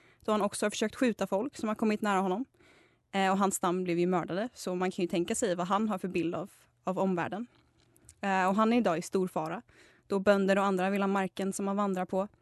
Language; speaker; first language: Swedish; native; Swedish